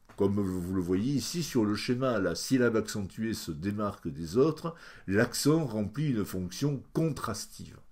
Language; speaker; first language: French; native; French